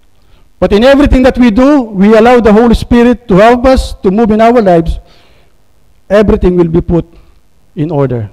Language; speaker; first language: English; non-native, local second language; Filipino